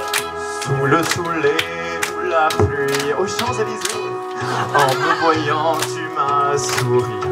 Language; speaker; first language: French; non-native, learner; English